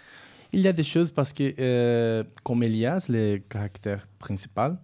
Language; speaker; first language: French; non-native, fluent; Portuguese